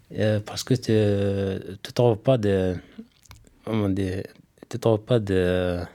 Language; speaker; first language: French; non-native, local second language; Kabyle